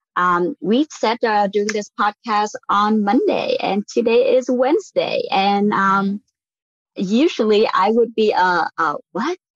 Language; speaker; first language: English; non-native, fluent; Vietnamese